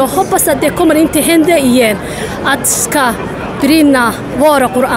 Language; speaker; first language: Swedish; non-native, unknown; Arabic